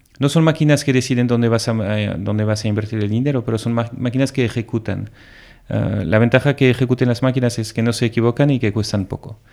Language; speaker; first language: Spanish; non-native, fluent; French